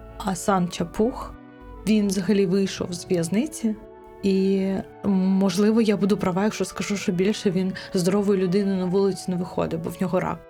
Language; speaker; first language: Ukrainian; non-native, local second language; Crimean Tatar